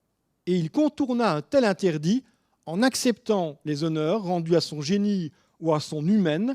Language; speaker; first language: French; native; French